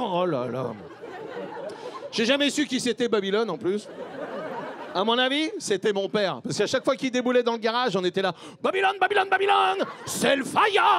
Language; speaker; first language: French; native; French